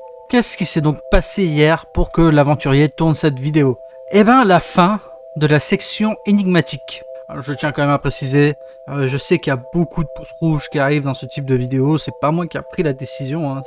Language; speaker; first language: French; native; French